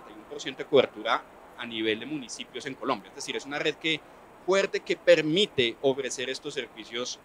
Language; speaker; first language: Spanish; native; Spanish